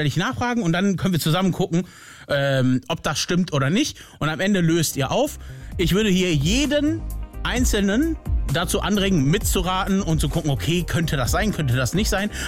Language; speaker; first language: German; native; German